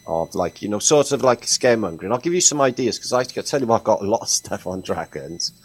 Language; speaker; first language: English; native; English